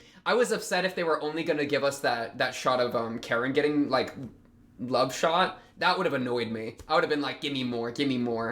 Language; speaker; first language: English; native; English